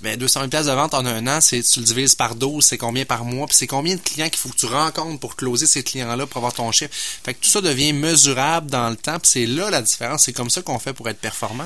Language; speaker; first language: French; native; French